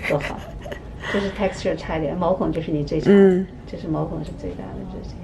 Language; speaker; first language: Chinese; native; Chinese